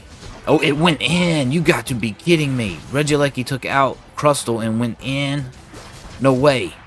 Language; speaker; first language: English; native; English